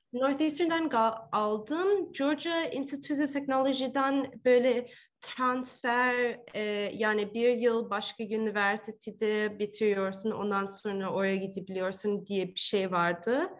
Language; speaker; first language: Turkish; early bilingual, heritage; Turkish